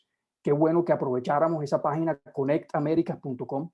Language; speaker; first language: Spanish; native; Spanish